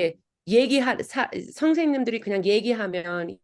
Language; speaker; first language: Korean; early bilingual, heritage; Korean